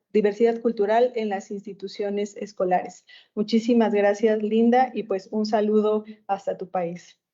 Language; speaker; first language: Spanish; native; Spanish